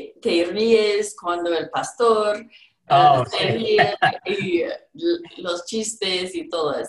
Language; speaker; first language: Spanish; non-native, learner; English